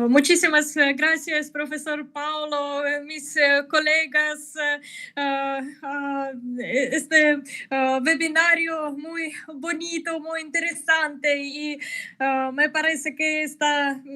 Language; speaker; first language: Spanish; non-native, fluent; Russian